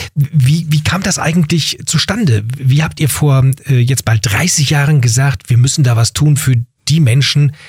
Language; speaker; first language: German; native; German